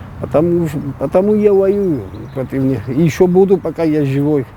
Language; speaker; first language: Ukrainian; non-native, learner; Georgian